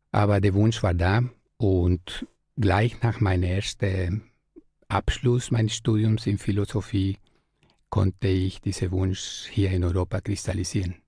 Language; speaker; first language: German; non-native, fluent; Spanish